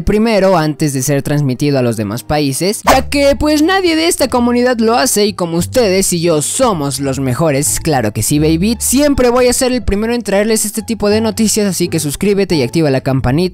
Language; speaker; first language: Spanish; native; Spanish